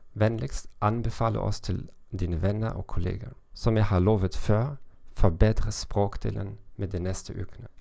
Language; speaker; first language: Norwegian; non-native, learner; German